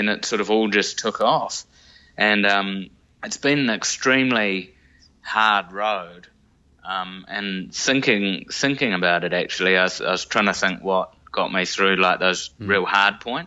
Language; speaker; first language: English; native; English